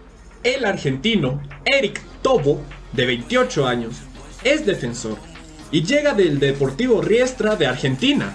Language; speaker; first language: Spanish; native; Spanish